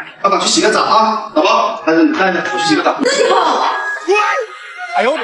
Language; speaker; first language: Chinese; native; Chinese